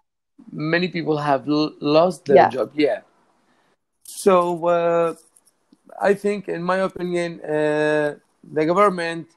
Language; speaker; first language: English; non-native, learner; Arabic